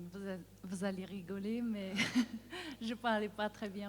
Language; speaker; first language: French; non-native, learner; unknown